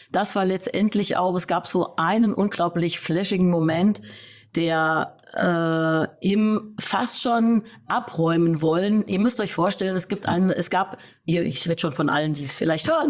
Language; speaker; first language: German; native; German